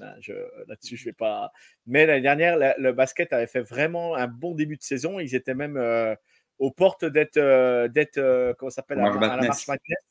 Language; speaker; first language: French; native; French